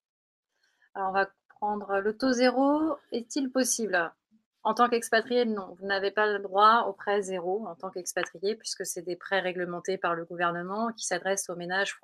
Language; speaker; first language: French; native; French